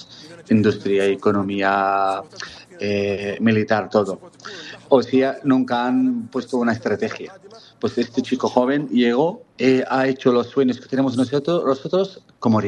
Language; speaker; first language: Spanish; non-native, fluent; Arabic